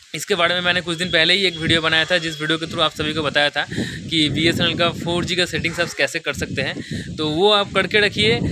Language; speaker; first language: Hindi; non-native, local second language; Bangla